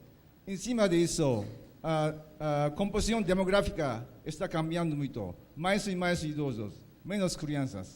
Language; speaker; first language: Portuguese; non-native, fluent; Japanese